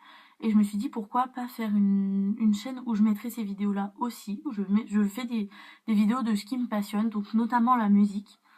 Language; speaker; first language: French; native; French